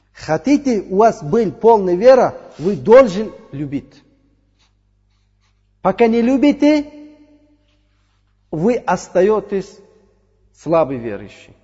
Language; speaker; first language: Russian; non-native, fluent; Uzbek